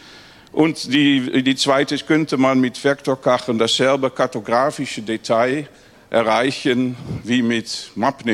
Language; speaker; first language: German; non-native, learner; Dutch